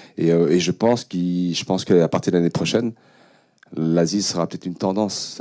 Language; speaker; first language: French; early bilingual, other home language; Khmer